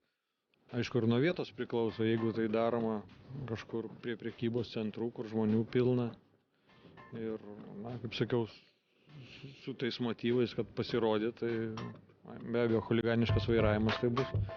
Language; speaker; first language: Lithuanian; native; Lithuanian